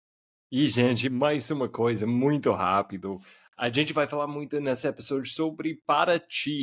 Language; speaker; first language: Portuguese; non-native, fluent; English